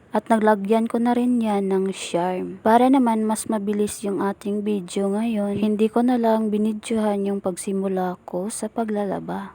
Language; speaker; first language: Filipino; non-native, local second language; Cebuano